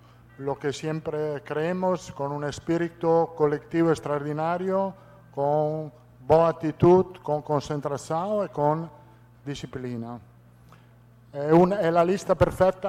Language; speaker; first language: Portuguese; non-native, fluent; Italian